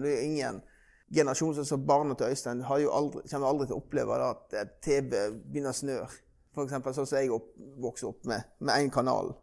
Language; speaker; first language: Norwegian; native; Norwegian